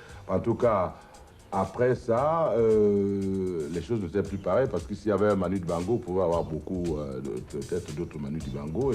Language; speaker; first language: French; non-native, local second language; Duala